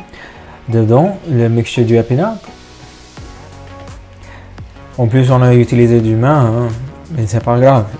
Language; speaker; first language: French; non-native, fluent; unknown